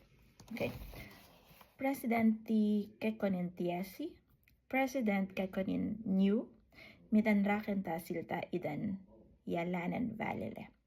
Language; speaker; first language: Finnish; non-native, learner; Filipino